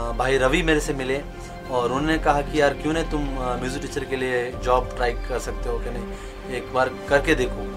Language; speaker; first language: Hindi; non-native, local second language; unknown